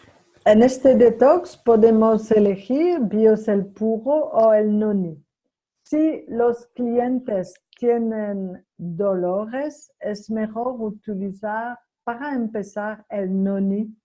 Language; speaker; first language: Spanish; non-native, fluent; French